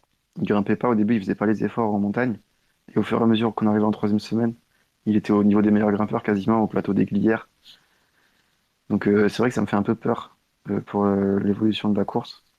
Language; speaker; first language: French; native; French